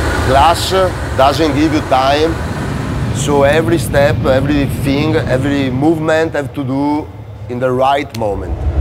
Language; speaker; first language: English; non-native, fluent; Italian